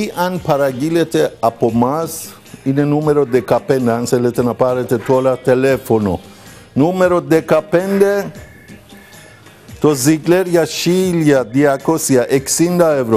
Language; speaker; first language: Greek; non-native, learner; Persian